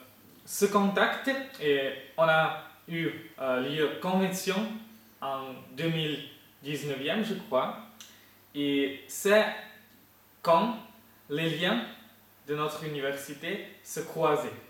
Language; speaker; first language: French; non-native, fluent; Ukrainian